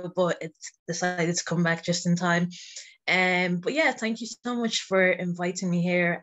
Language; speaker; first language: English; native; English